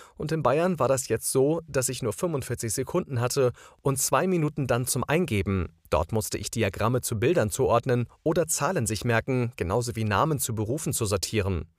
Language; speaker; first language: German; non-native, fluent; Croatian